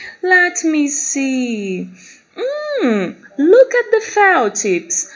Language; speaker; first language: English; non-native, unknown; Portuguese